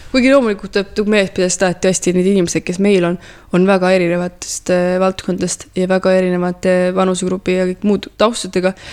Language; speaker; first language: Estonian; early bilingual, heritage; Estonian